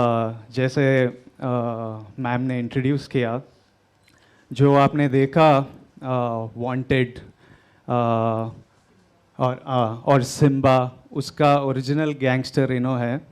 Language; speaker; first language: Hindi; non-native, local second language; Telugu